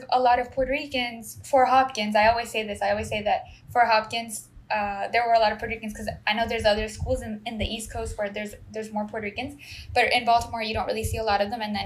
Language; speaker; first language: English; non-native, fluent; Spanish